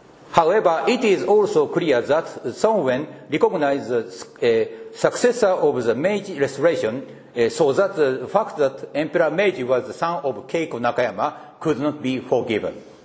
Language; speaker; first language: English; non-native, fluent; Japanese